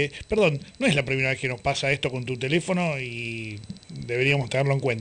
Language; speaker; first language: Spanish; native; Spanish